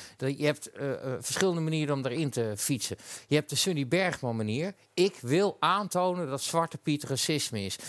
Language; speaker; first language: Dutch; native; Dutch